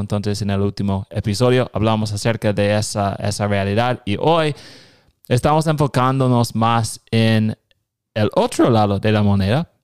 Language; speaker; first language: Spanish; non-native, fluent; English